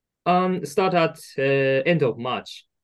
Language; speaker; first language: English; non-native, learner; Japanese